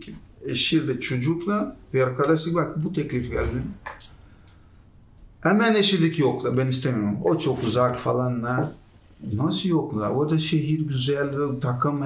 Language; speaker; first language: Turkish; non-native, learner; Portuguese